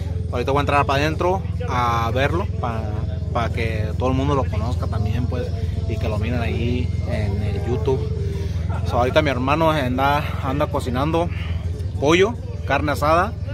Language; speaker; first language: Spanish; early bilingual, heritage; Spanish